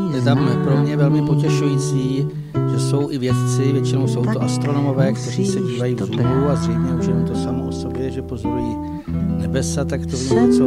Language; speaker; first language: Czech; native; Czech